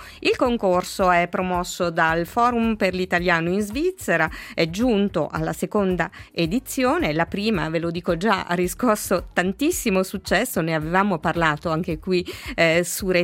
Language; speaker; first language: Italian; native; Italian